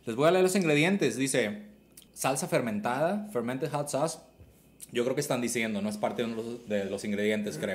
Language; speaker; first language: Spanish; native; Spanish